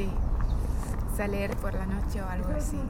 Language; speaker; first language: Spanish; non-native, fluent; English